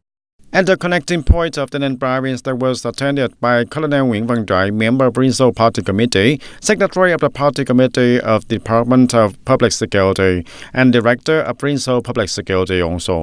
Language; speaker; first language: English; non-native, fluent; Vietnamese